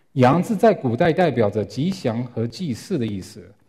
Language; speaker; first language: Chinese; non-native, fluent; English